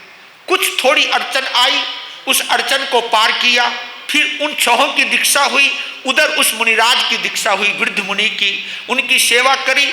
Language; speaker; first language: Hindi; native; Hindi